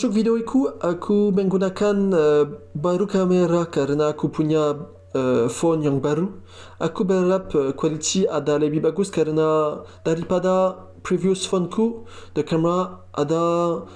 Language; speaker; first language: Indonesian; non-native, learner; French